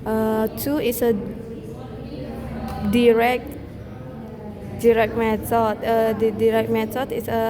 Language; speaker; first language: English; non-native, learner; Indonesian